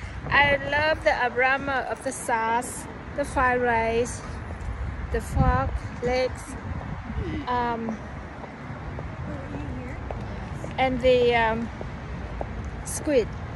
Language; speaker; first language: English; non-native, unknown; Vietnamese